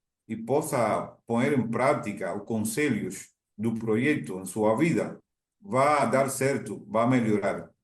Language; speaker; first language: Portuguese; non-native, learner; Spanish